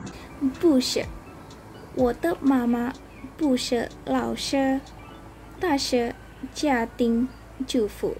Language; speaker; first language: Chinese; non-native, learner; Malay